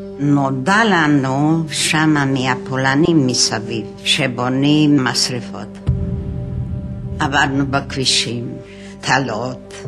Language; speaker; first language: Hebrew; non-native, fluent; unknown